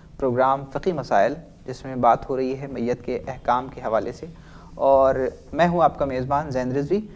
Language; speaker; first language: Urdu; native; Urdu